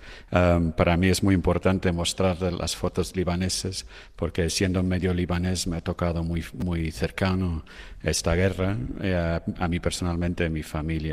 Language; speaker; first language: Spanish; non-native, fluent; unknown